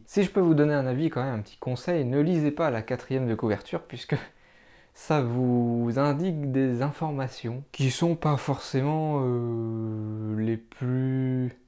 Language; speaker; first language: French; native; French